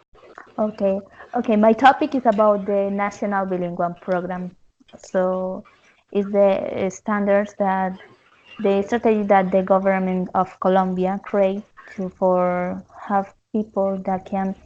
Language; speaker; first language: English; non-native, learner; Spanish